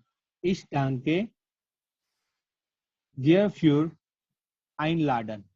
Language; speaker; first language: German; non-native, learner; Gujarati